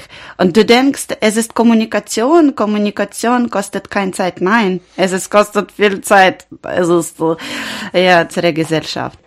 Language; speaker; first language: German; non-native, learner; Ukrainian